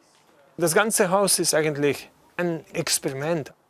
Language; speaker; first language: German; non-native, fluent; Slovenian